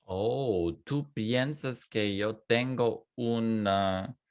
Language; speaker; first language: Spanish; non-native, fluent; English